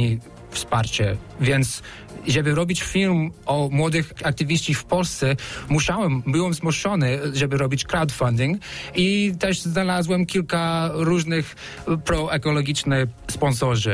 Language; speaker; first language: Polish; non-native, fluent; English